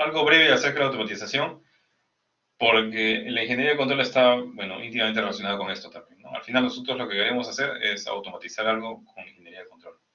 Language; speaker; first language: Spanish; native; Spanish